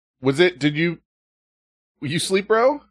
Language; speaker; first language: English; native; English